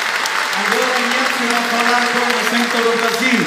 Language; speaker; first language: Portuguese; non-native, fluent; Italian